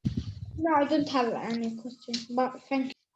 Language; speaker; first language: English; non-native, learner; Arabic